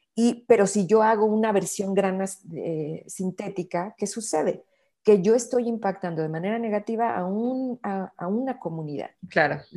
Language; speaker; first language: Spanish; native; Spanish